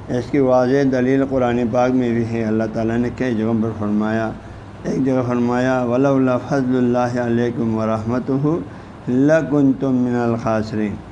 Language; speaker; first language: Urdu; non-native, local second language; Balti